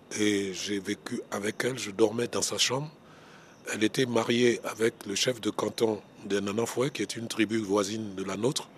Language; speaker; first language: French; non-native, local second language; Baoulé